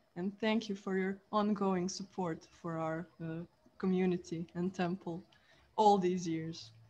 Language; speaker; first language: English; non-native, fluent; Croatian